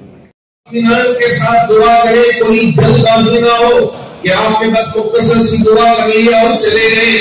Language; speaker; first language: Urdu; native; Urdu